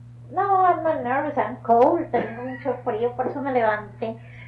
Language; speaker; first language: Spanish; early bilingual, heritage; Spanish